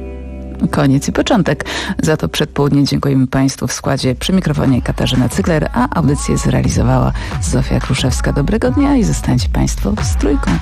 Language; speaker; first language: Polish; native; Polish